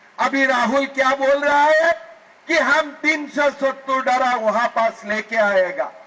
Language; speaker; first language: Hindi; non-native, local second language; Assamese